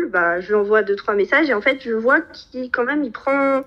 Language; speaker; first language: French; native; French